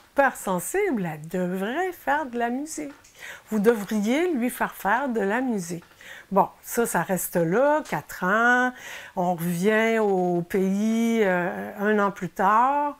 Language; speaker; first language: French; native; French